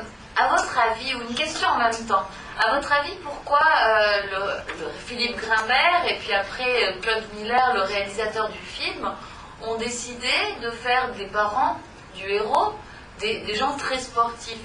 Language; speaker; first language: French; native; French